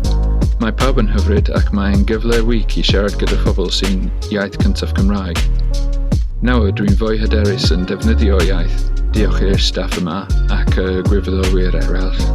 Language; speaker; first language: Welsh; non-native, learner; English